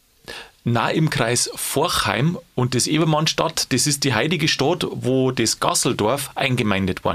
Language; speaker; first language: German; native; German